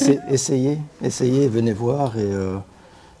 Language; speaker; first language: French; native; French